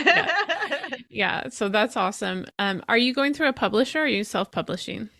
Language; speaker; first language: English; native; English